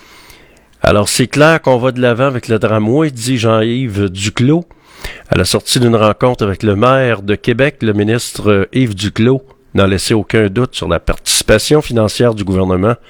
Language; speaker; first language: French; native; French